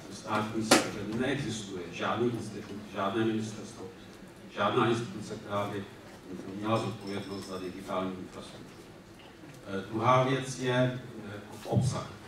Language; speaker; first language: Czech; native; Czech